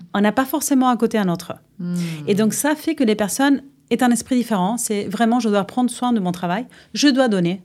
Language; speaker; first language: French; non-native, fluent; Spanish